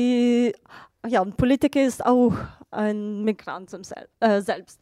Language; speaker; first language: German; non-native, fluent; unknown